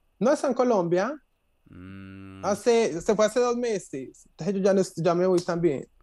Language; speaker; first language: Spanish; native; Spanish